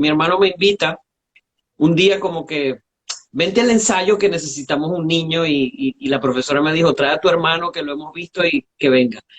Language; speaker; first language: Spanish; native; Spanish